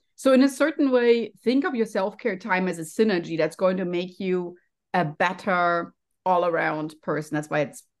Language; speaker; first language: English; non-native, fluent; German